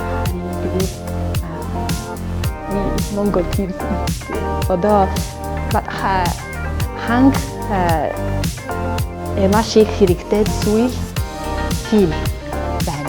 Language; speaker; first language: Mongolian; non-native, learner; Italian